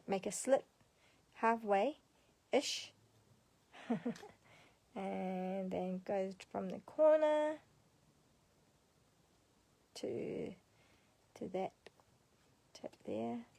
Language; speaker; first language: English; native; English